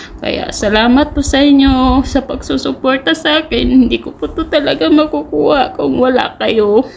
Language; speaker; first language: Filipino; non-native, local second language; Cebuano